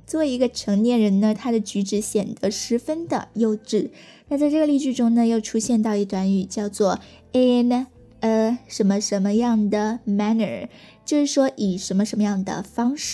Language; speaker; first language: Chinese; native; Chinese